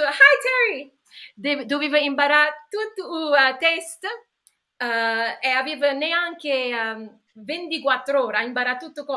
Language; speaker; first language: Italian; early bilingual, heritage; English